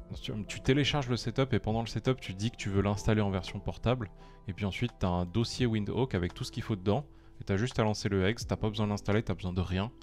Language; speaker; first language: French; native; French